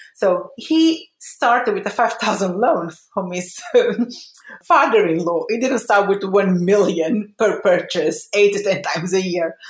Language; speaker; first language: English; early bilingual, other home language; Portuguese